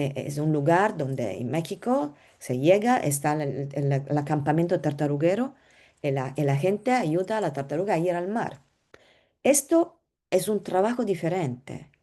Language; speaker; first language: Spanish; non-native, learner; Italian